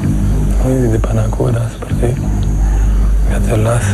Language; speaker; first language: Indonesian; non-native, fluent; English